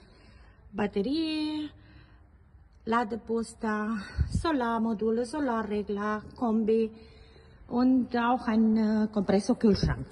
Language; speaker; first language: German; native; German